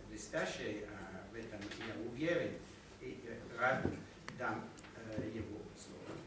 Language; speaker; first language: Russian; non-native, fluent; Italian